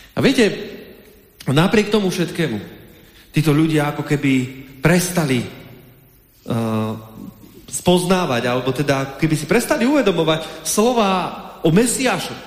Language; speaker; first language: Slovak; native; Slovak